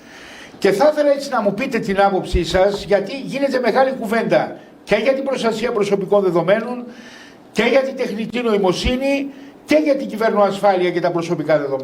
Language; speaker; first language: Greek; native; Greek